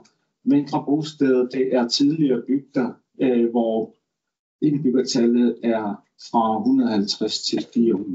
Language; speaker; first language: Danish; non-native, local second language; Kalaallisut